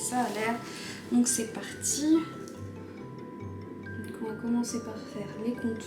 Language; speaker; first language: French; native; French